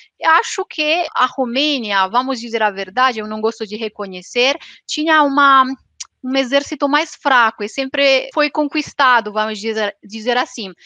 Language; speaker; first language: Portuguese; non-native, fluent; Romanian